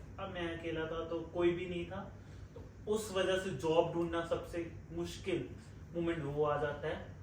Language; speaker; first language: Hindi; non-native, local second language; Punjabi